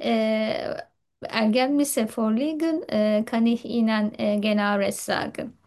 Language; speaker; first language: German; non-native, learner; Turkish